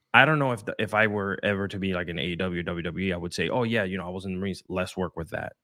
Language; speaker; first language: English; non-native, fluent; Spanish